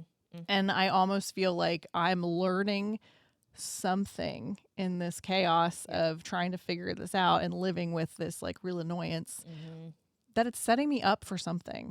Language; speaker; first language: English; native; English